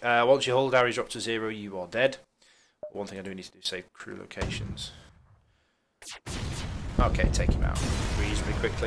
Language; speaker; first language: English; native; English